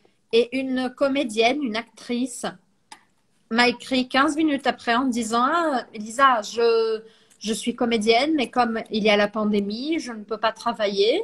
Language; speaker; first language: French; non-native, fluent; Portuguese